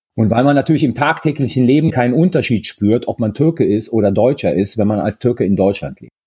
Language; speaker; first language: German; early bilingual, other home language; Italian